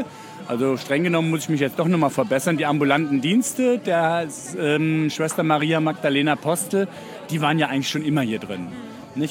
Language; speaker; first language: German; native; German